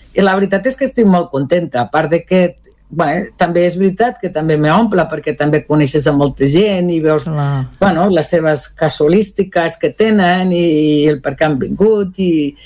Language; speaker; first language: Catalan; non-native, local second language; Spanish